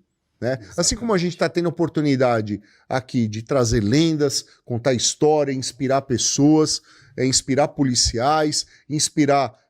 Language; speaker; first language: Portuguese; native; Portuguese